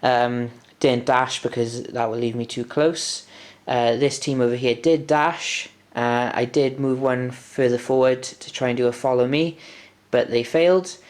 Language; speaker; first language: English; native; English